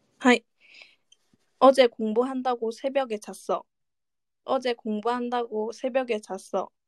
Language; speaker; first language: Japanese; non-native, fluent; Korean